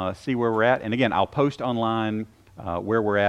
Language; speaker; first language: English; native; English